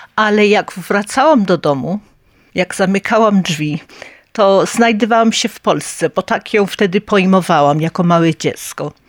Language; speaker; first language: Polish; early bilingual, heritage; Polish